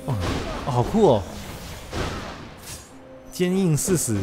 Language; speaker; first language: Chinese; native; Chinese